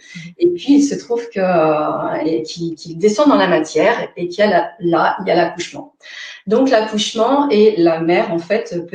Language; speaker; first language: French; native; French